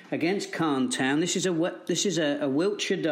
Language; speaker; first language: English; native; English